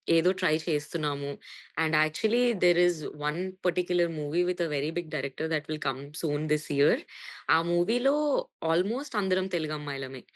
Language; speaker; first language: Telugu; native; Telugu